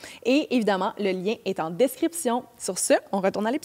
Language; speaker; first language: French; native; French